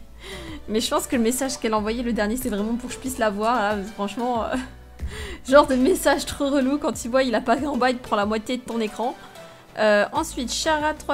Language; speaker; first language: French; native; French